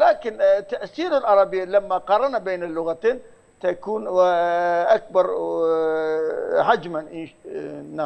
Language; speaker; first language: Arabic; non-native, fluent; Turkish